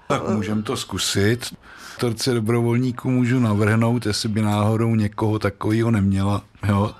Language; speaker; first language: Czech; native; Czech